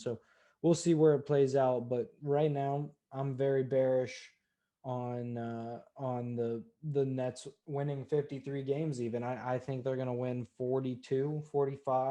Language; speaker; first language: English; native; English